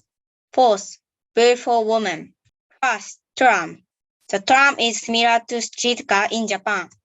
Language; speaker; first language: English; non-native, learner; Japanese